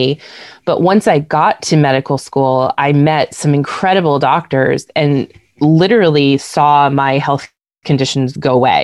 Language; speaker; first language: English; native; English